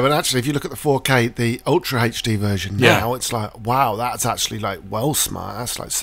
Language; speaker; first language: English; native; English